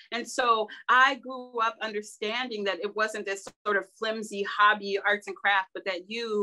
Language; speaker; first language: English; native; English